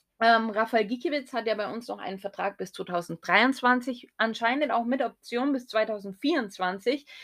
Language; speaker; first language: German; native; German